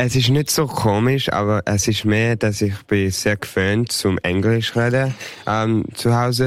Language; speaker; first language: German; early bilingual, heritage; English